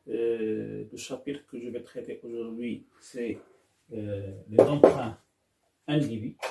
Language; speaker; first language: French; non-native, local second language; Arabic